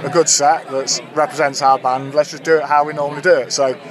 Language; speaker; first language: English; native; English